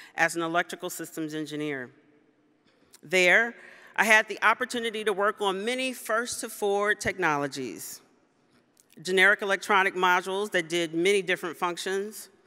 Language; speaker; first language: English; native; English